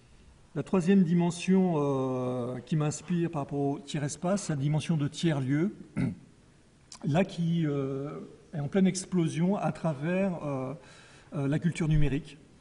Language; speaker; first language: French; native; French